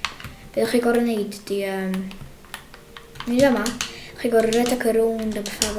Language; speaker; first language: Welsh; native; Welsh